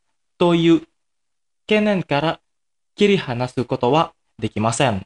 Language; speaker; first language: Japanese; non-native, fluent; Indonesian